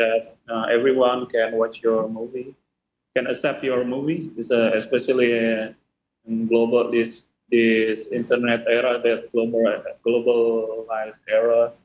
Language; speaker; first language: English; non-native, fluent; Indonesian